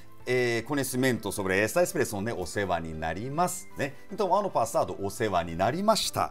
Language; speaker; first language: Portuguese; non-native, fluent; Japanese